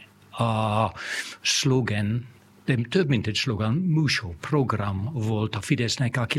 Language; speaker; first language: Hungarian; non-native, fluent; English